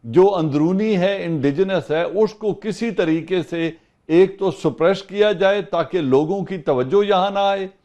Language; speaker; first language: Urdu; non-native, local second language; Punjabi